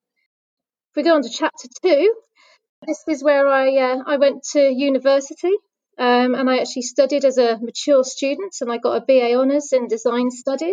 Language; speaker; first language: English; native; English